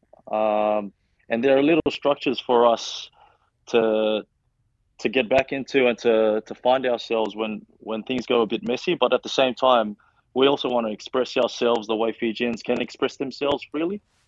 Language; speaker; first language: English; non-native, local second language; Fijian